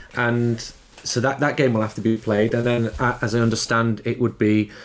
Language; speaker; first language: English; native; English